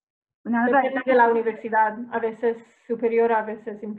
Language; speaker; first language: Spanish; non-native, fluent; English